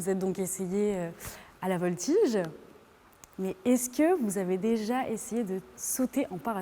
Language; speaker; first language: French; native; French